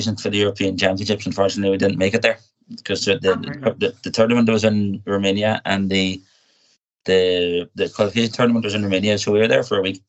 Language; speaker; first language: English; native; English